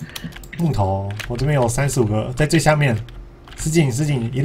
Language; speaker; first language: Chinese; native; Chinese